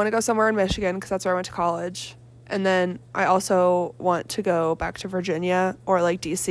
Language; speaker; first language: English; native; English